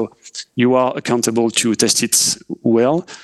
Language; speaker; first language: English; non-native, fluent; French